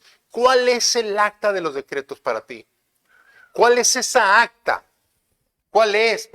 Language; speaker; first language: Spanish; native; Spanish